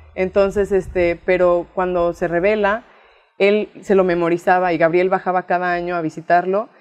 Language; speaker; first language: Spanish; native; Spanish